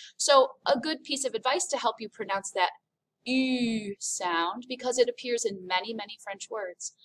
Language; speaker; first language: English; native; English